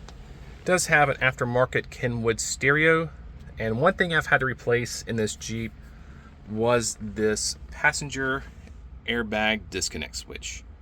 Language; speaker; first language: English; native; English